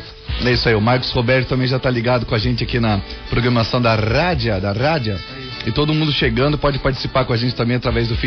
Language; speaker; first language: Portuguese; native; Portuguese